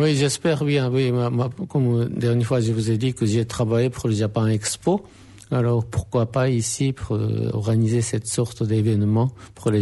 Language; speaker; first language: French; non-native, fluent; Japanese